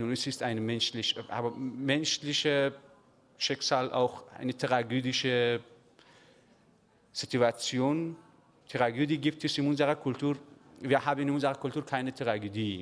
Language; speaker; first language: German; non-native, learner; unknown